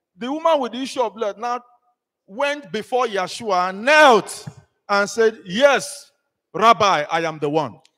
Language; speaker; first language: English; non-native, local second language; Igbo